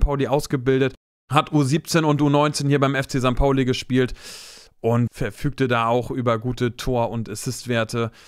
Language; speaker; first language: German; native; German